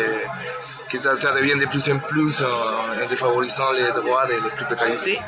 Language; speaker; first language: French; non-native, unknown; Spanish